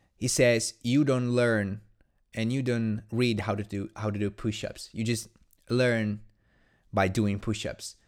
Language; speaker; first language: English; non-native, fluent; Italian